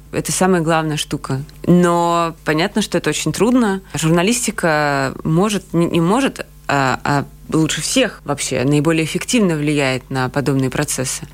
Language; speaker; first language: Russian; native; Russian